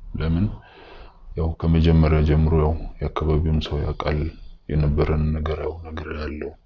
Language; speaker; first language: Amharic; native; Amharic